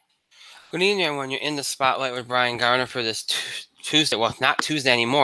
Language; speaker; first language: English; native; English